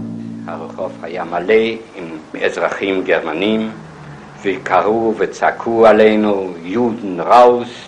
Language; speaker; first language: Hebrew; non-native, fluent; German